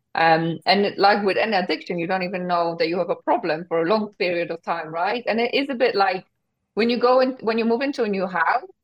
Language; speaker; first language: English; non-native, fluent; Polish